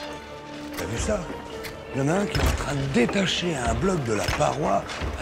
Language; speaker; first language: French; native; French